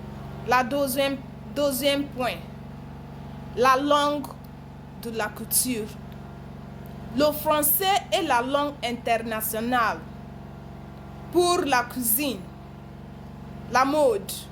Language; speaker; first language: French; non-native, learner; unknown